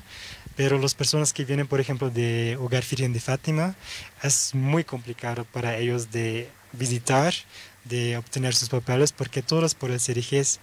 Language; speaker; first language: Spanish; early bilingual, heritage; Dutch